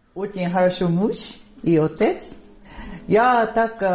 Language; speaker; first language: Russian; non-native, learner; Japanese